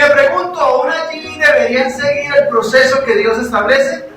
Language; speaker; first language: Spanish; native; Spanish